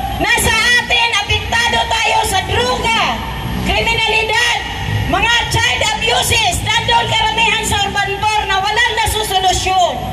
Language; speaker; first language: Filipino; non-native, local second language; Waray